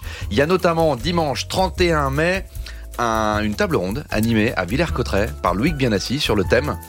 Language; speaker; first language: French; native; French